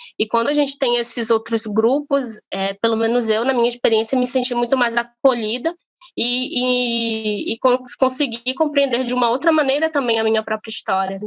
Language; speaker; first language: Portuguese; native; Portuguese